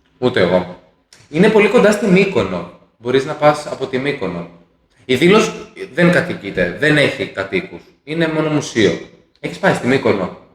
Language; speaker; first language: Greek; native; Greek